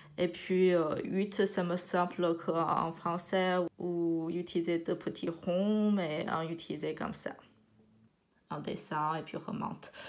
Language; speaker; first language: French; non-native, fluent; Chinese